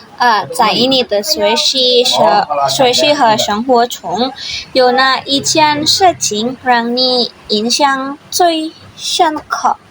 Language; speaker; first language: Chinese; non-native, learner; Indonesian